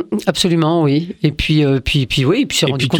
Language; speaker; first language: French; early bilingual, other home language; Arabic